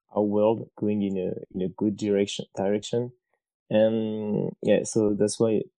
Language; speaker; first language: English; non-native, fluent; French